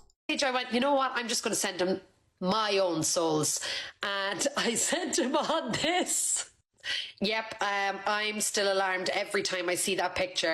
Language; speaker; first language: English; native; English